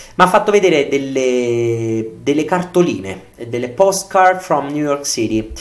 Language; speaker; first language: Italian; native; Italian